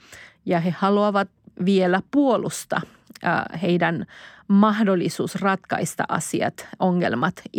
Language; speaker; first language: Finnish; non-native, fluent; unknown